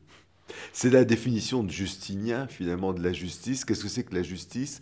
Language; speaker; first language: French; native; French